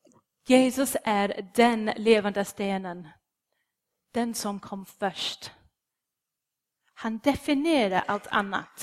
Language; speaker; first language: Swedish; non-native, fluent; English